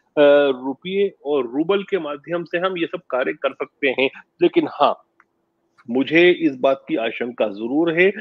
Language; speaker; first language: Hindi; native; Hindi